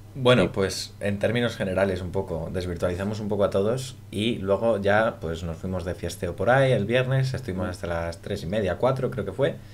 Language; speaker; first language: Spanish; native; Spanish